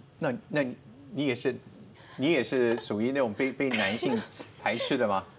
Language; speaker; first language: Chinese; native; Chinese